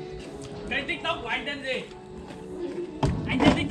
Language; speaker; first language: Vietnamese; native; Vietnamese